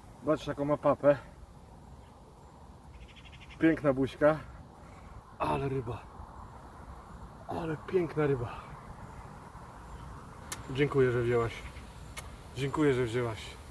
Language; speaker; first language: Polish; native; Polish